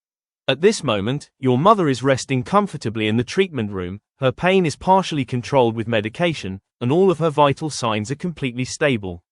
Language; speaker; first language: English; non-native, fluent; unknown